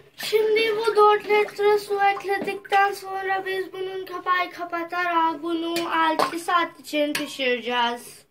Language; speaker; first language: Turkish; non-native, fluent; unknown